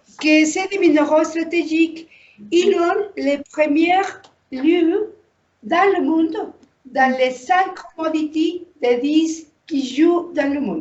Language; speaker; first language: French; non-native, learner; Spanish